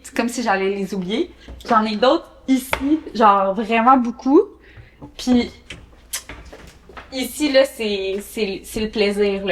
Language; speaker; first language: French; native; French